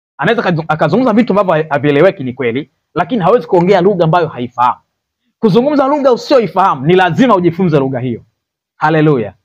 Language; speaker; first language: Swahili; native; Swahili